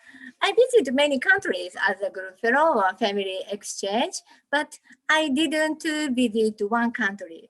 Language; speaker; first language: English; non-native, learner; Japanese